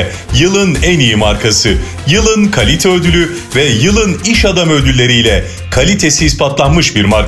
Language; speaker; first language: Turkish; native; Turkish